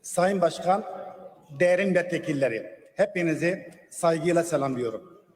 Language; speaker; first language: Turkish; non-native, local second language; Kurdish